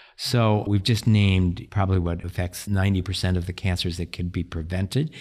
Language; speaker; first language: English; native; English